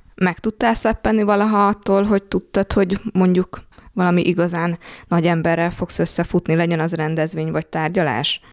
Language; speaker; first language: Hungarian; native; Hungarian